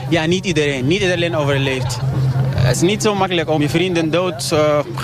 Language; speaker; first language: Dutch; non-native, learner; Arabic